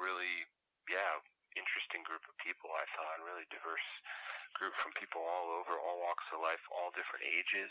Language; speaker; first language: English; native; English